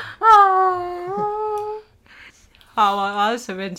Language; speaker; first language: Chinese; native; Chinese